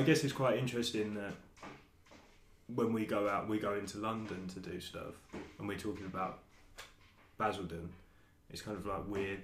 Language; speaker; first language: English; native; English